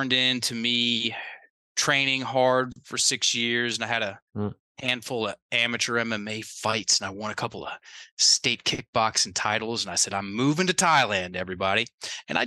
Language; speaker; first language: English; native; English